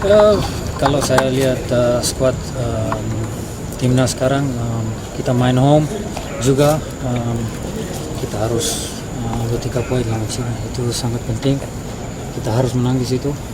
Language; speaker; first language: Indonesian; non-native, fluent; Dutch